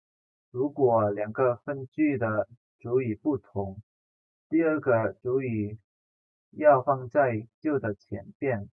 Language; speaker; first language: Chinese; non-native, fluent; Indonesian